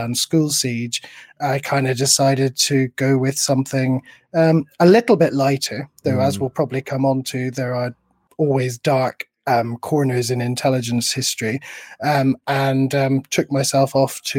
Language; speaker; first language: English; native; English